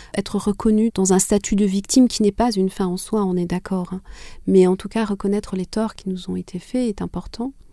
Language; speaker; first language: French; non-native, local second language; Kinyarwanda